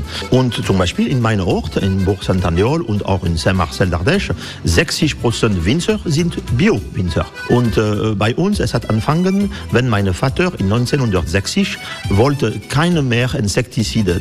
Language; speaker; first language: German; non-native, learner; French